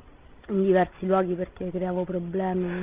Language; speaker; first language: Italian; native; Italian